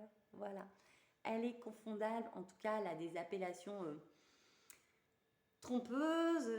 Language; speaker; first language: French; native; French